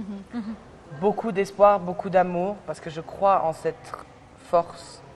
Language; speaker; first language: French; early bilingual, other home language; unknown